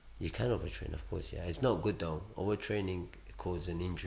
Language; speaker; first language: English; early bilingual, other home language; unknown